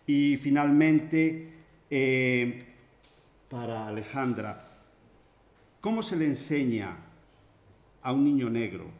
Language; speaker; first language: Spanish; native; Spanish